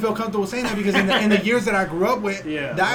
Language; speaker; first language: English; early bilingual, other home language; Spanish